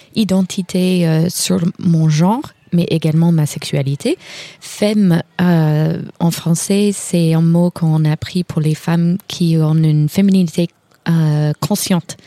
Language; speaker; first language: French; non-native, fluent; English